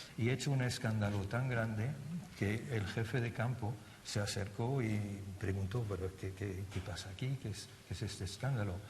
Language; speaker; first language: Spanish; non-native, fluent; German